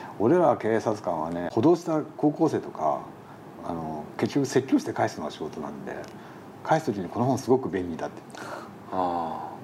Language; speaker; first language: Japanese; native; Japanese